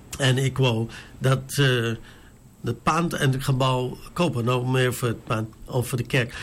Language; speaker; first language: Dutch; non-native, fluent; English